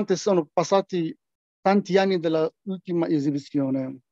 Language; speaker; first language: Italian; non-native, fluent; Persian